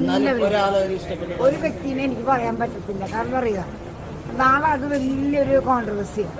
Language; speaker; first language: Malayalam; native; Malayalam